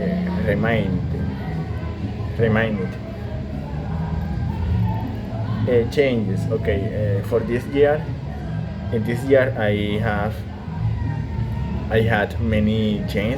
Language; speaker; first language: English; non-native, learner; Spanish